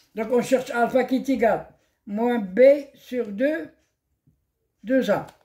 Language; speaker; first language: French; non-native, local second language; Arabic